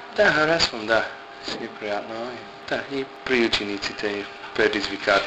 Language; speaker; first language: Bulgarian; non-native, learner; English